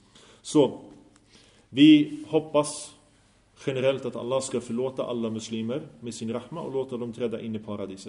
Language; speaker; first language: Swedish; early bilingual, other home language; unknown